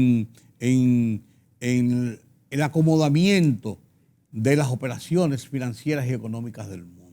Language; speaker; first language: Spanish; native; Spanish